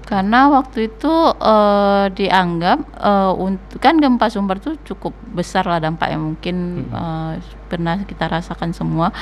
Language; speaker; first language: Indonesian; non-native, local second language; Minangkabau